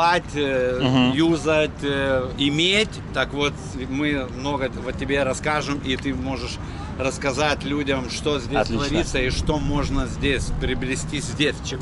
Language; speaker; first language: Russian; non-native, local second language; Lithuanian